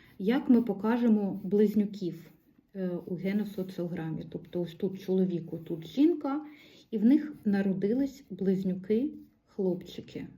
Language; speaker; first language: Ukrainian; non-native, local second language; Russian